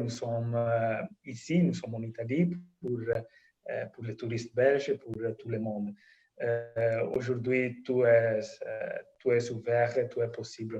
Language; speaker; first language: French; non-native, fluent; Italian